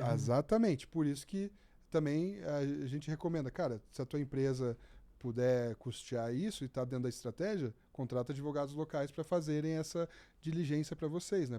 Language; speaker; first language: Portuguese; native; Portuguese